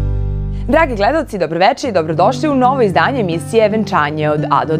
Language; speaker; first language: Croatian; native; Croatian